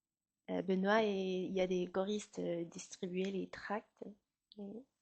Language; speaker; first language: French; non-native, learner; Chinese